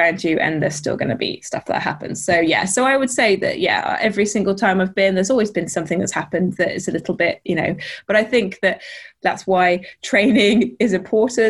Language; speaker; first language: English; native; English